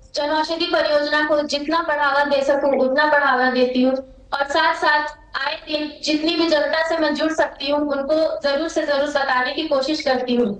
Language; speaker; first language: Hindi; native; Hindi